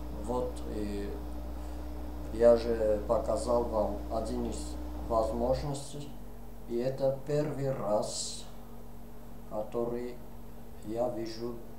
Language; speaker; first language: Russian; non-native, fluent; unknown